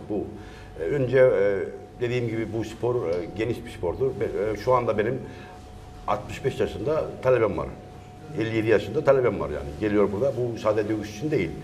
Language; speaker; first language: Turkish; early bilingual, heritage; Turkish